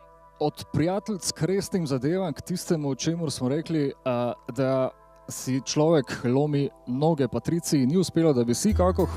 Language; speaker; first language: Slovenian; native; Slovenian